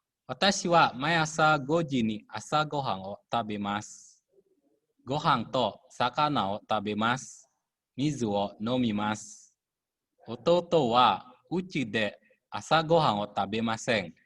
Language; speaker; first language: Japanese; non-native, fluent; Indonesian